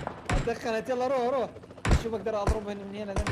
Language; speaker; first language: Arabic; native; Arabic